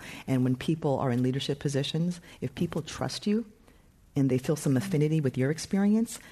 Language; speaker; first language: English; native; English